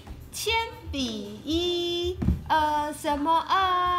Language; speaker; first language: Chinese; native; Chinese